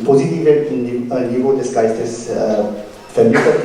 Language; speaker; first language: German; non-native, fluent; Tibetan